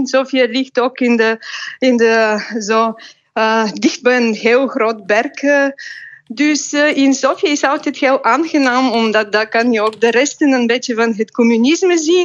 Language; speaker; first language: Dutch; non-native, fluent; Bulgarian